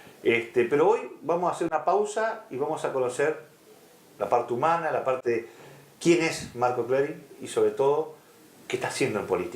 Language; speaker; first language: Spanish; native; Spanish